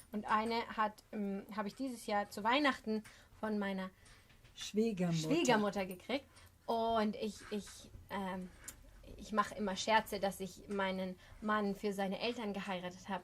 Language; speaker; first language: German; early bilingual, other home language; English